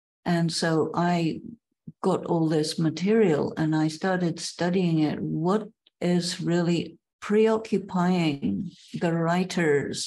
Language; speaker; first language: English; native; English